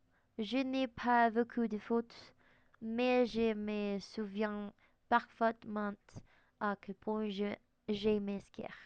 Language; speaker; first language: French; non-native, learner; Spanish